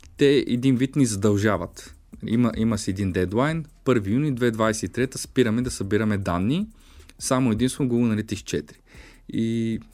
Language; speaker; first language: Bulgarian; native; Bulgarian